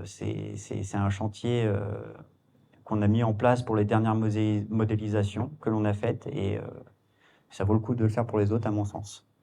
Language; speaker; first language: French; native; French